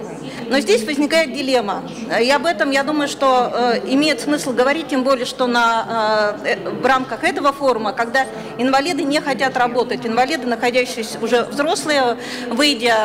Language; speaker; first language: Russian; native; Russian